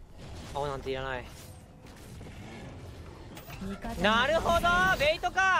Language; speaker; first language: Japanese; native; Japanese